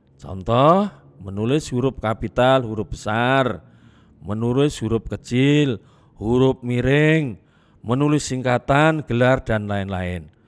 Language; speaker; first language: Indonesian; non-native, local second language; Javanese